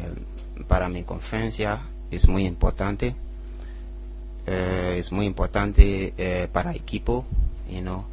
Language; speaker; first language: Spanish; non-native, learner; English